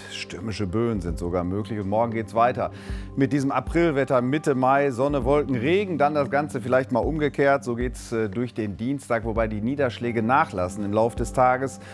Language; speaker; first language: German; native; German